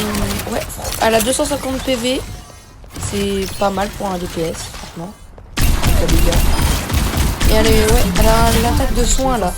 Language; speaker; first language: French; native; French